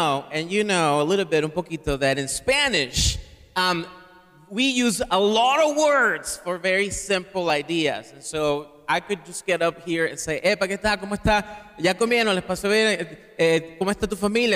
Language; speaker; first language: English; non-native, fluent; Spanish